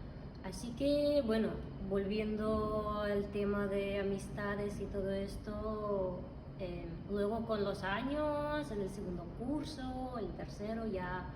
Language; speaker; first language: Spanish; non-native, fluent; Russian